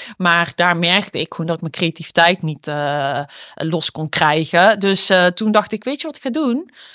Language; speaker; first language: Dutch; native; Dutch